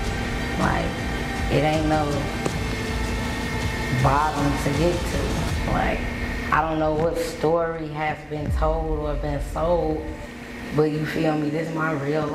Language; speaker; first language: English; native; English